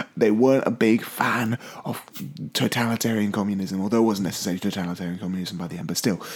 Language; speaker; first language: English; native; English